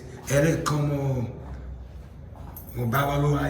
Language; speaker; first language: Spanish; non-native, learner; English